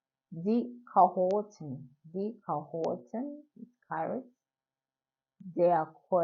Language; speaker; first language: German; non-native, learner; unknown